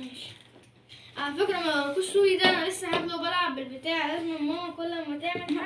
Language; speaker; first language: Arabic; native; Arabic